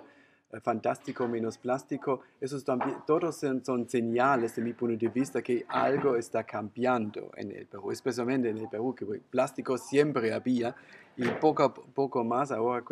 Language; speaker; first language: Spanish; non-native, fluent; German